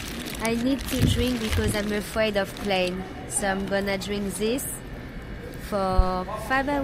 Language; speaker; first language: English; non-native, learner; French